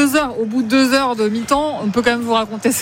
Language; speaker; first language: French; native; French